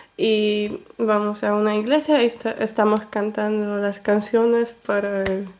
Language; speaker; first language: Spanish; non-native, learner; Polish